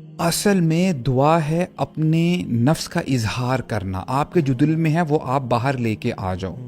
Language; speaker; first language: Urdu; native; Urdu